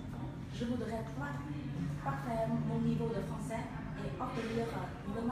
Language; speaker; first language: French; non-native, learner; Vietnamese